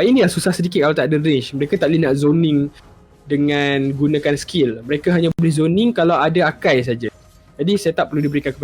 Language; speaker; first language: Malay; native; Malay